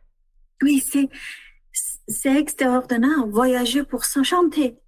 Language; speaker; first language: French; non-native, learner; Persian